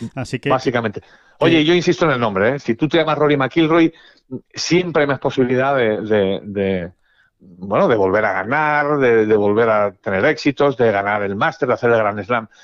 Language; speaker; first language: Spanish; native; Spanish